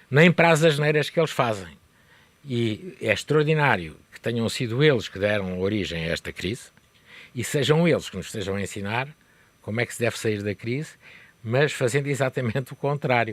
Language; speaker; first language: Portuguese; native; Portuguese